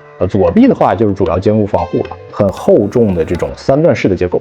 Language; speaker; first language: Chinese; native; Chinese